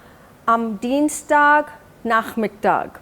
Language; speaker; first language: German; non-native, fluent; Hindi